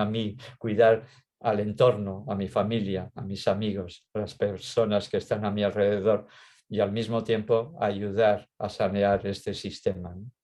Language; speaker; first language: Spanish; native; Spanish